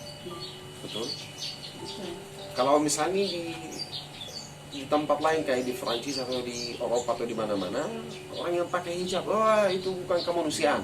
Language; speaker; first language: Indonesian; non-native, fluent; Arabic